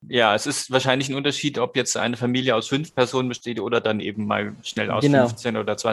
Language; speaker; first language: German; native; German